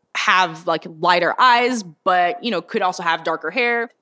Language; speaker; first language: English; early bilingual, other home language; Bulgarian